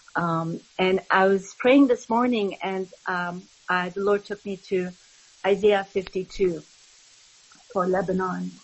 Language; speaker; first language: English; early bilingual, other home language; Arabic